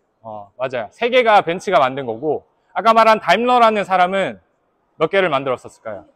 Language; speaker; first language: Korean; native; Korean